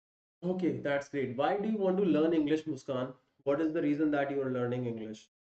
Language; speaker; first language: English; non-native, local second language; Hindi